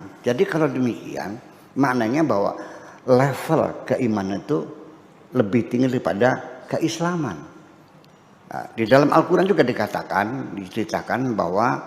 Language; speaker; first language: Indonesian; native; Indonesian